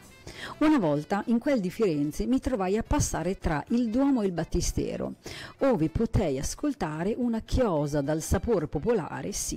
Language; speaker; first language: Italian; native; Italian